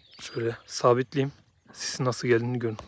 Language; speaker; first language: Turkish; native; Turkish